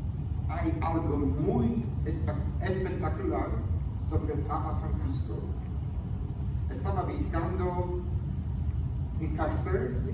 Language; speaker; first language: Spanish; non-native, fluent; Polish